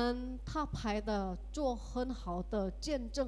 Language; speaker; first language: Chinese; early bilingual, heritage; Indonesian